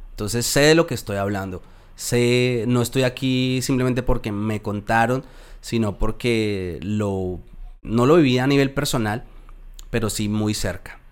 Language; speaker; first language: Spanish; native; Spanish